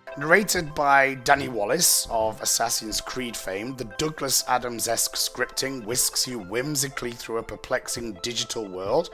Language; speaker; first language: English; native; English